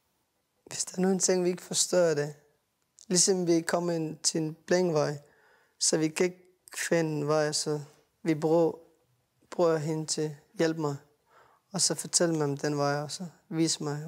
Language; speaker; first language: Danish; non-native, learner; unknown